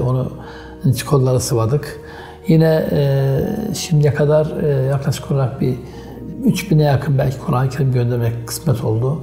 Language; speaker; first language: Turkish; native; Turkish